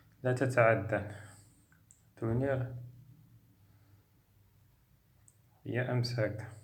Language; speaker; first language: Arabic; native; Arabic